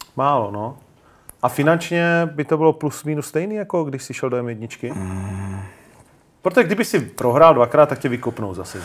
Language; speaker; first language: Czech; native; Czech